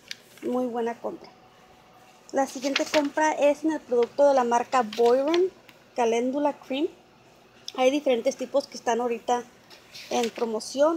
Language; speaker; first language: Spanish; native; Spanish